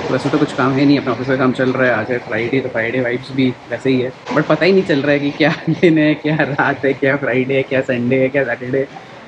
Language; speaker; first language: Hindi; native; Hindi